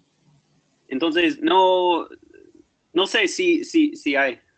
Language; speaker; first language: Spanish; non-native, fluent; English